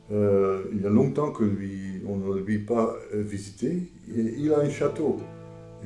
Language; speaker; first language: French; non-native, fluent; Dutch